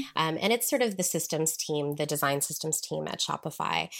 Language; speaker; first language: English; native; English